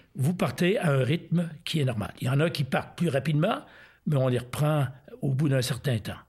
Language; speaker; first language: French; native; French